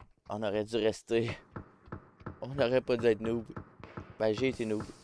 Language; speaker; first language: French; native; French